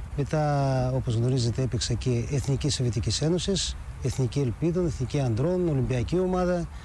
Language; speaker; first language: Greek; early bilingual, heritage; Greek